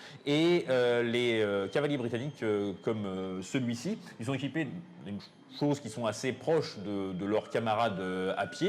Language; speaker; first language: French; native; French